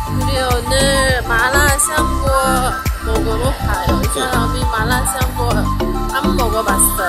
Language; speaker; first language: Korean; non-native, learner; Chinese